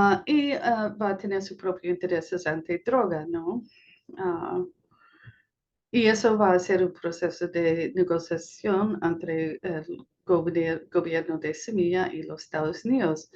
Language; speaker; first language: Spanish; non-native, fluent; English